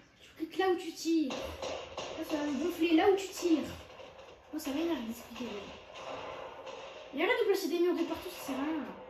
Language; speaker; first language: French; native; French